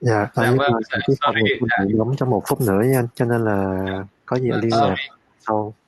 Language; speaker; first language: Vietnamese; native; Vietnamese